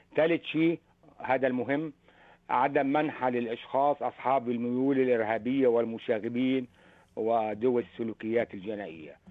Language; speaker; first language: Arabic; native; Arabic